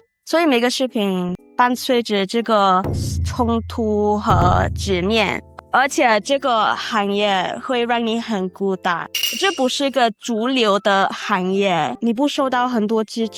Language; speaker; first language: Chinese; non-native, learner; English